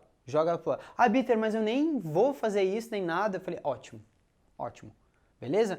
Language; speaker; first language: Portuguese; native; Portuguese